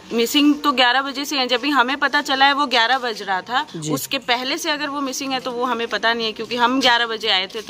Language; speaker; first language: Hindi; native; Hindi